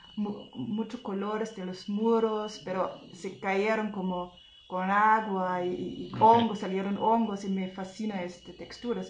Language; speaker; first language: Spanish; non-native, fluent; German